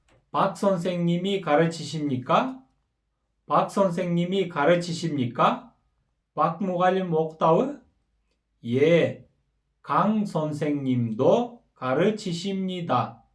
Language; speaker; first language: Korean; non-native, fluent; Kyrgyz